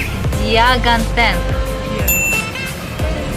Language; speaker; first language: Indonesian; non-native, learner; Russian